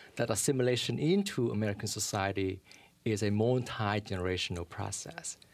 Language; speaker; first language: English; early bilingual, other home language; Vietnamese